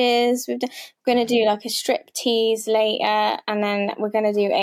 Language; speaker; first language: English; native; English